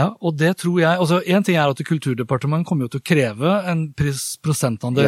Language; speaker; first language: Norwegian; native; Norwegian